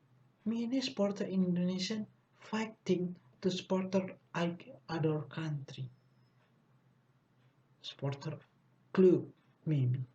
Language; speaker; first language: English; non-native, learner; Indonesian